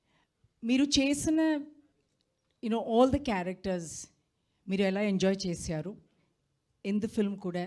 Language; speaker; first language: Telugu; non-native, learner; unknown